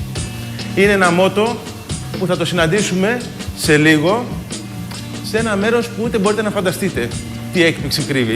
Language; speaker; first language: Greek; native; Greek